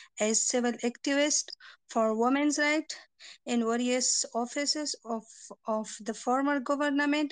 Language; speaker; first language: English; non-native, learner; Persian